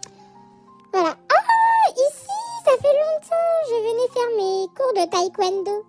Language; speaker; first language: French; native; French